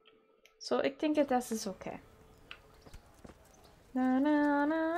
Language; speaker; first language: German; non-native, learner; Dutch